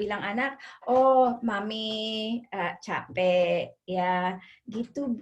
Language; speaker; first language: Indonesian; non-native, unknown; English